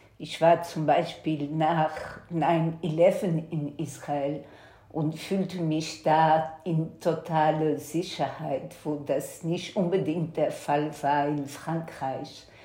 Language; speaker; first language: German; non-native, fluent; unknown